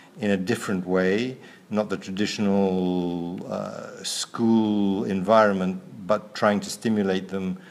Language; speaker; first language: English; non-native, fluent; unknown